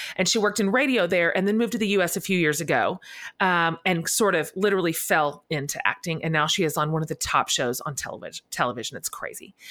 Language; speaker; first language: English; native; English